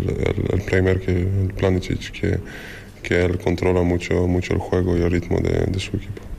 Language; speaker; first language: Spanish; non-native, fluent; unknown